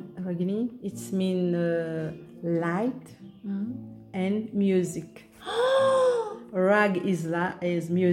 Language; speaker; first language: English; non-native, local second language; Morisyen